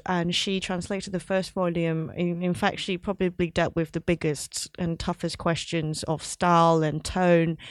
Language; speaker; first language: English; non-native, local second language; Cantonese